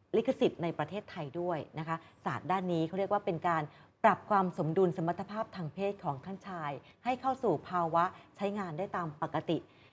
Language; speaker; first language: Thai; native; Thai